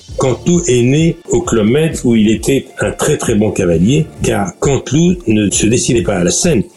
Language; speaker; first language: French; native; French